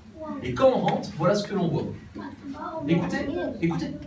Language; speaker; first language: French; native; French